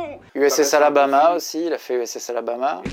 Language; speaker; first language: French; native; French